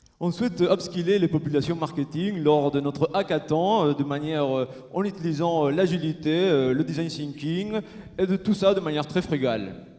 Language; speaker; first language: French; non-native, fluent; Spanish